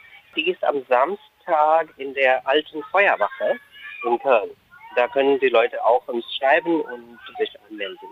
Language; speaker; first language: German; non-native, fluent; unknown